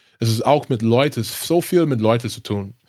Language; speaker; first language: German; non-native, learner; English